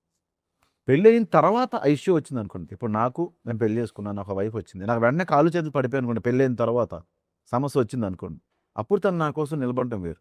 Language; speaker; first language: Telugu; native; Telugu